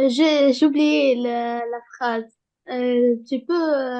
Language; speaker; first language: French; non-native, learner; Arabic